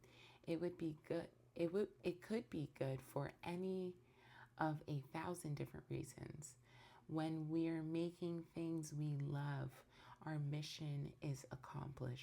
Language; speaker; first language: English; native; English